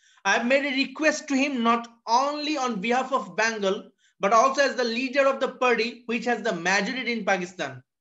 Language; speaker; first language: English; non-native, local second language; Bangla